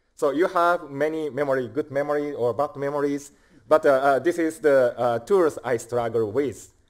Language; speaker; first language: English; non-native, fluent; Japanese